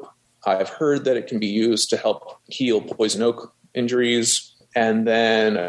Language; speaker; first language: English; native; English